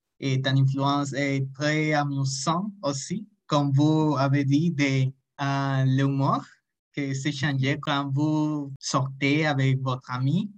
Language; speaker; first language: French; non-native, learner; Spanish